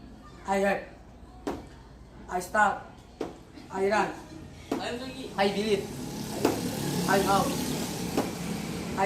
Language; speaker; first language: English; non-native, learner; Indonesian